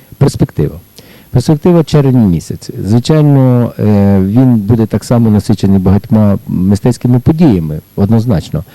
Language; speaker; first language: Ukrainian; native; Ukrainian